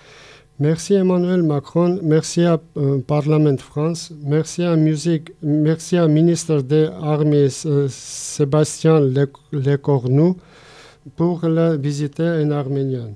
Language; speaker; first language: French; non-native, learner; Armenian